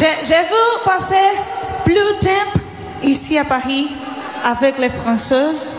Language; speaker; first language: French; non-native, learner; Portuguese